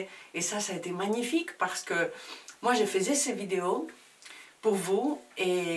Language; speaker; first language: French; non-native, fluent; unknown